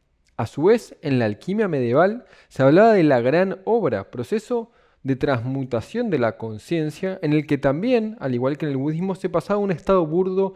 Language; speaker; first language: Spanish; native; Spanish